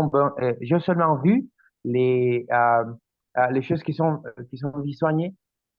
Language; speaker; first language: French; non-native, learner; Spanish